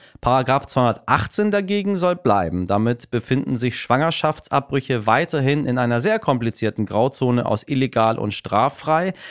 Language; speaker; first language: German; early bilingual, other home language; Persian